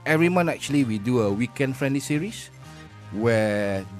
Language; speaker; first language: English; non-native, local second language; Malay